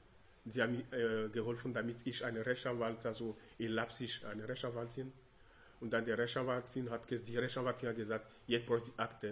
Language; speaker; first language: German; non-native, learner; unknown